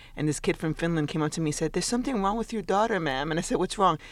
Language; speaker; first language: English; early bilingual, other home language; Spanish